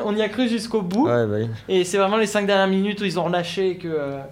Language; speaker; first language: French; native; French